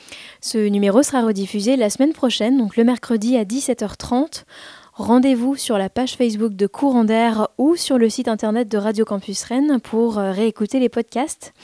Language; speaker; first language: French; native; French